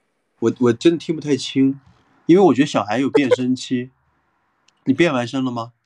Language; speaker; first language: Chinese; native; Chinese